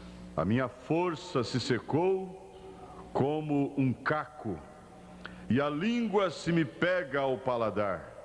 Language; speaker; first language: Portuguese; native; Portuguese